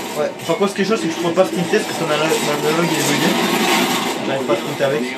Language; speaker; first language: French; native; French